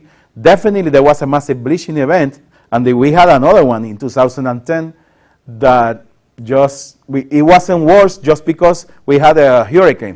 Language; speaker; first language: English; non-native, local second language; Spanish